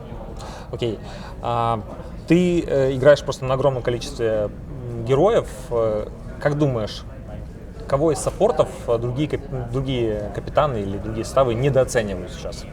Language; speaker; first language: Russian; native; Russian